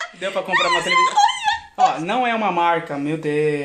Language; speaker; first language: Portuguese; native; Portuguese